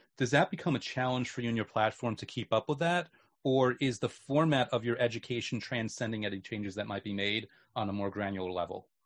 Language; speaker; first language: English; native; English